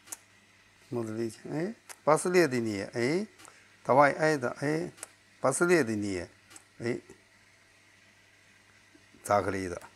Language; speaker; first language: Russian; non-native, learner; Chinese